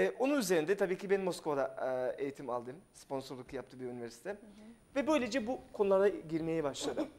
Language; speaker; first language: Turkish; non-native, fluent; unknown